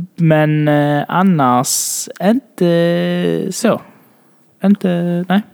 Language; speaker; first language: Swedish; early bilingual, other home language; Bangla